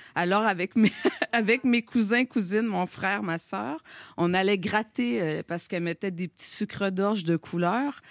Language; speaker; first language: French; native; French